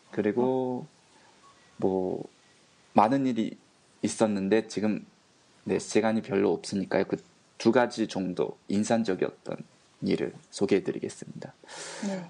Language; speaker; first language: Korean; non-native, fluent; Japanese